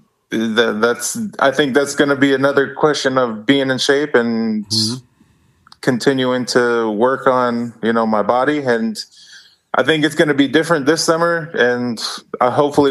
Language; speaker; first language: English; native; English